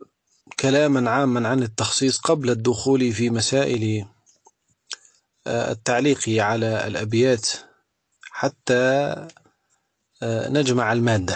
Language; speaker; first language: Arabic; native; Arabic